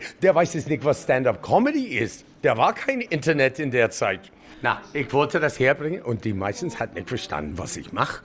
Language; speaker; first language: German; non-native, fluent; English